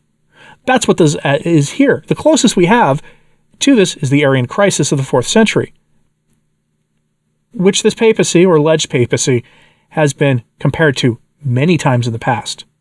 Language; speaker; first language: English; native; English